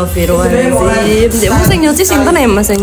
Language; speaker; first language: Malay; non-native, local second language; Javanese